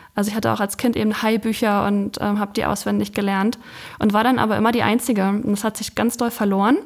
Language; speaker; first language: German; native; German